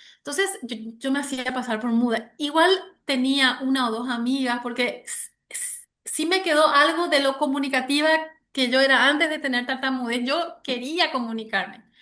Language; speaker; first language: Spanish; early bilingual, other home language; German